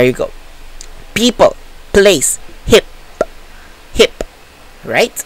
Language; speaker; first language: English; non-native, local second language; Filipino